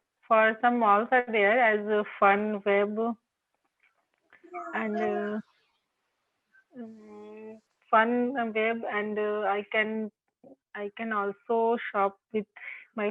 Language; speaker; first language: English; non-native, local second language; Hindi